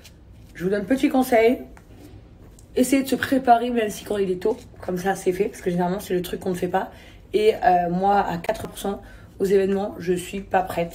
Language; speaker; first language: French; native; French